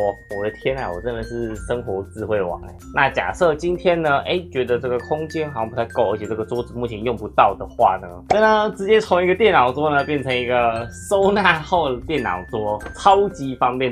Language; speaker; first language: Chinese; native; Chinese